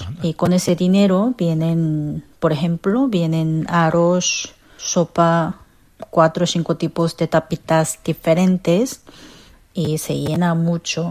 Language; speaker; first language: Spanish; non-native, fluent; Korean